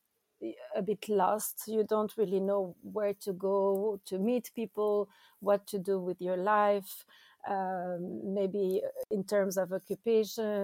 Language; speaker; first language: English; non-native, fluent; French